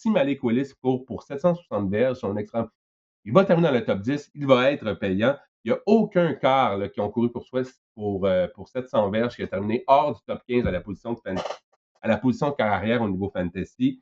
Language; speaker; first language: French; native; French